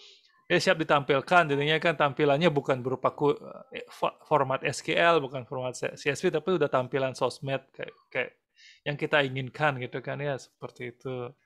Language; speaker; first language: Indonesian; native; Indonesian